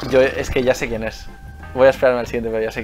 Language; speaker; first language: Spanish; native; Spanish